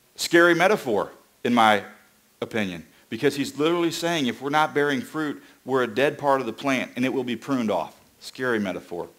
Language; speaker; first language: English; native; English